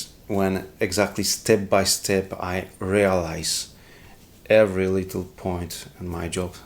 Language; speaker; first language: English; non-native, learner; Polish